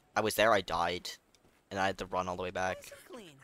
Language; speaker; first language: English; native; English